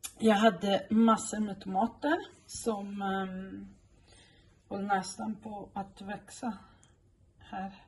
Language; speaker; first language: Swedish; non-native, fluent; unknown